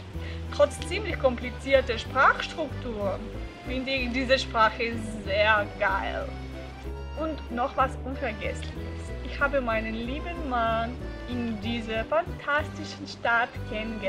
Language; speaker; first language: German; non-native, fluent; Russian